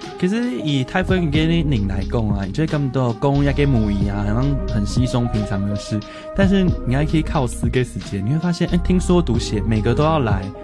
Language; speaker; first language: Chinese; native; Chinese